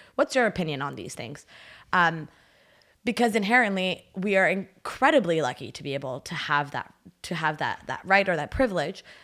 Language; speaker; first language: English; non-native, fluent; French